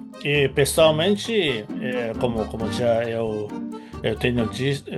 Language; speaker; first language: Portuguese; non-native, fluent; Japanese